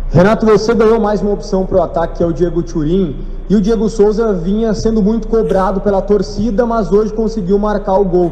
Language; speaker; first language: Portuguese; native; Portuguese